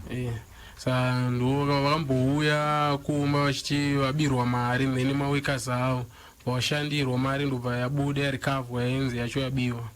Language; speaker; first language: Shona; native; Shona